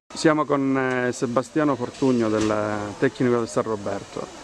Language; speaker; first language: Italian; native; Italian